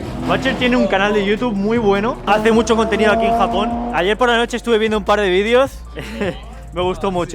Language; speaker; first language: Spanish; native; Spanish